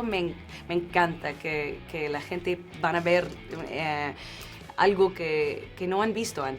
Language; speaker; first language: Spanish; non-native, learner; English